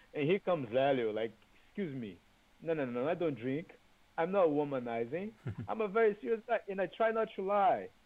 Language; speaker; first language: English; non-native, fluent; Portuguese